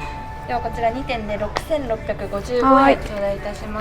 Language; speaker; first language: Japanese; native; Japanese